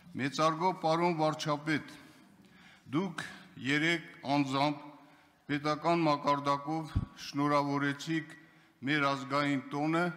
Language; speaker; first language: Armenian; non-native, local second language; Kurdish